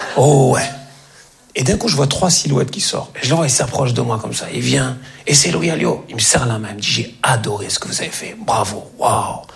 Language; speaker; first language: French; early bilingual, other home language; Arabic